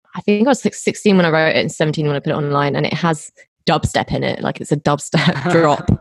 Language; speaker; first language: English; native; English